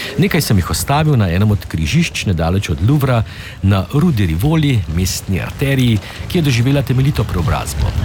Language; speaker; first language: Slovenian; native; Slovenian